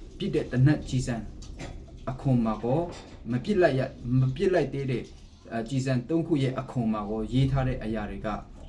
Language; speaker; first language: Burmese; non-native, local second language; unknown